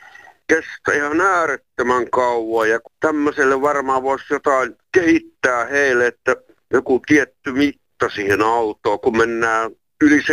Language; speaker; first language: Finnish; native; Finnish